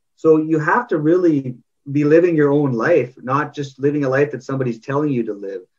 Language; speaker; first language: English; native; English